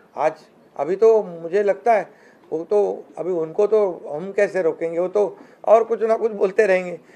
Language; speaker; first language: Hindi; non-native, local second language; Marathi